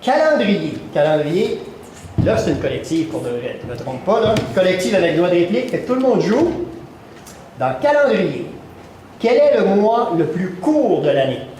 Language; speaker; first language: French; native; French